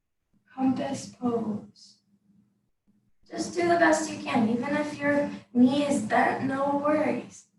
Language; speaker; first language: English; native; English